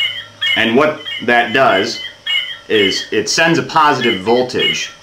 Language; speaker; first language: English; native; English